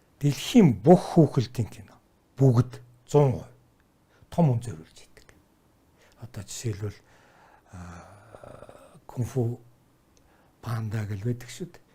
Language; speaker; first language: Mongolian; native; Mongolian